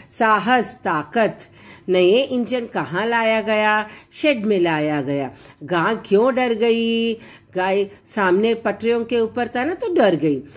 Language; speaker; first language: Hindi; non-native, local second language; Telugu